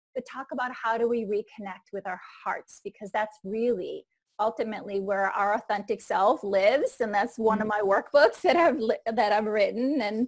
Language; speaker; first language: English; non-native, fluent; Icelandic